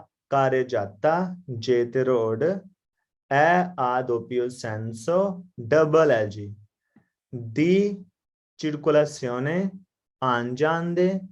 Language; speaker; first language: Italian; non-native, learner; Punjabi